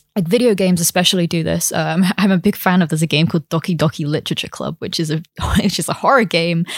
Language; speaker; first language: English; native; English